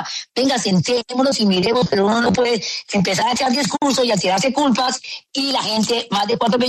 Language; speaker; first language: Spanish; native; Spanish